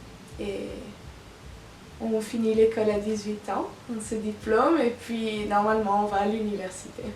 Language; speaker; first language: French; non-native, local second language; Italian